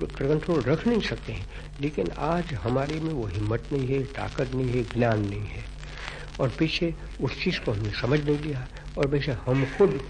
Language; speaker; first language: Hindi; non-native, local second language; Gujarati